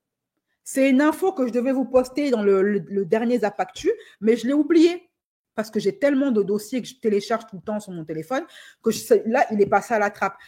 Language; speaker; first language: French; native; French